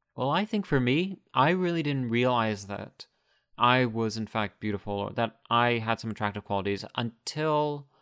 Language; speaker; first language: English; native; English